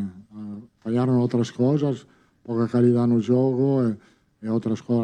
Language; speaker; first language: Portuguese; non-native, fluent; Italian